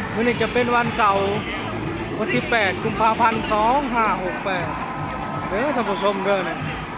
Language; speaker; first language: Thai; native; Thai